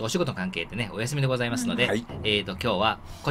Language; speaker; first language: Japanese; native; Japanese